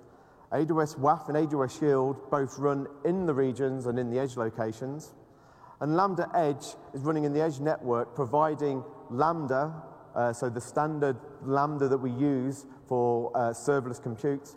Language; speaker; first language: English; native; English